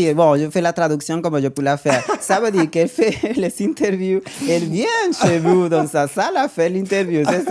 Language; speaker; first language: French; non-native, learner; Spanish